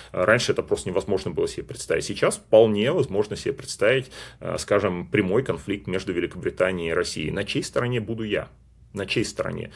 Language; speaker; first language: Russian; native; Russian